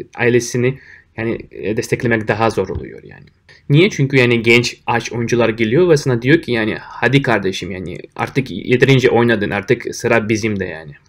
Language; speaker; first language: Turkish; non-native, fluent; Russian